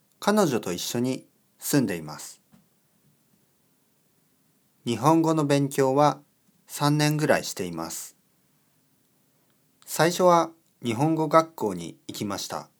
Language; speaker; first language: Japanese; non-native, learner; English